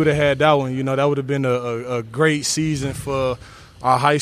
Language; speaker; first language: English; native; English